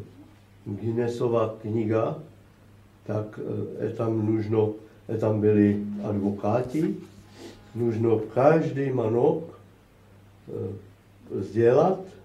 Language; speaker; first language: Russian; non-native, learner; Czech